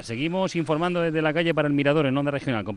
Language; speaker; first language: Spanish; native; Spanish